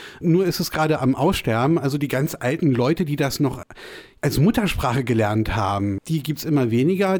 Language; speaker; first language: German; native; German